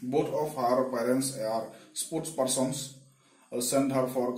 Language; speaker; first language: English; non-native, local second language; Assamese